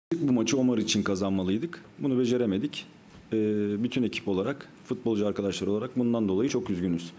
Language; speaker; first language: Turkish; native; Turkish